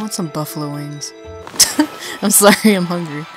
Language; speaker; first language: English; native; English